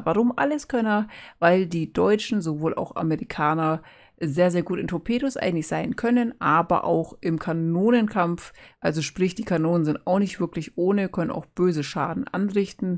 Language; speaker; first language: German; native; German